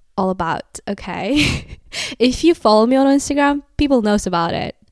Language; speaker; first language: English; non-native, fluent; Kazakh